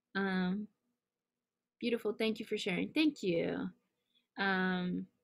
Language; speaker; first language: English; native; English